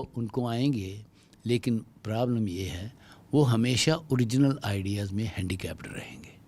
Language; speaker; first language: Hindi; non-native, local second language; Dogri